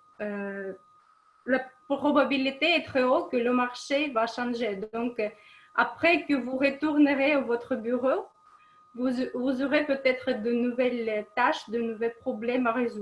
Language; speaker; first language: French; non-native, fluent; Russian